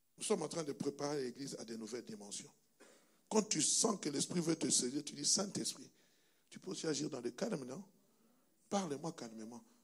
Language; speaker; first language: French; non-native, local second language; Lingala